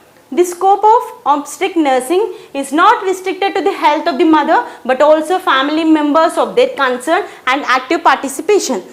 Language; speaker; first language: English; non-native, local second language; Telugu